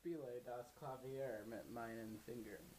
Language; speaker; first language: German; non-native, learner; English